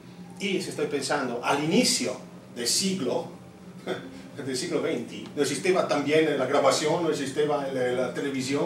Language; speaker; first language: Spanish; non-native, fluent; Italian